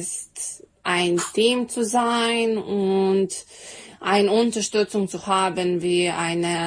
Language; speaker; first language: German; non-native, learner; Serbian